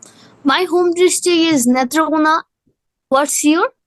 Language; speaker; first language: English; non-native, learner; Bangla